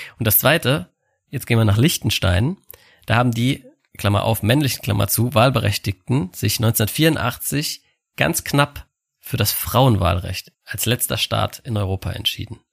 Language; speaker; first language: German; native; German